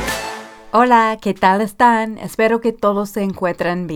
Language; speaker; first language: Spanish; non-native, fluent; English